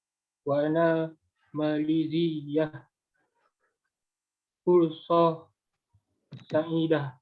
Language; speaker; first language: Arabic; non-native, learner; Malay